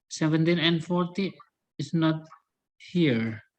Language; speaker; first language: English; non-native, learner; Indonesian